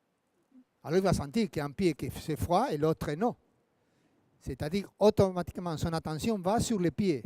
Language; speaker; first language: French; non-native, fluent; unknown